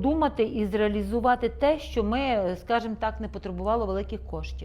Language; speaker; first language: Ukrainian; native; Ukrainian